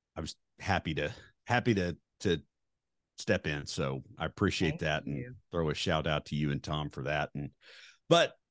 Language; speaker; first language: English; native; English